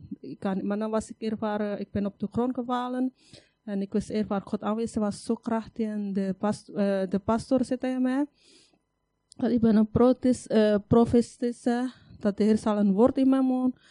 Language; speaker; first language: Dutch; non-native, learner; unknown